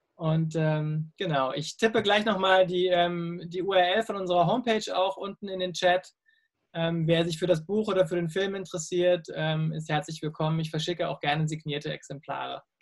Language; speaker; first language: German; native; German